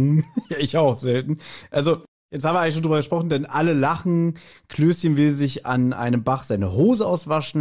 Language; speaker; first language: German; native; German